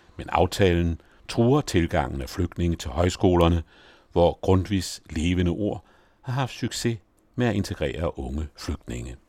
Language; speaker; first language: Danish; native; Danish